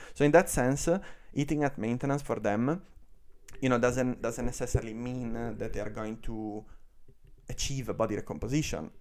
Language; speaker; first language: English; non-native, fluent; Italian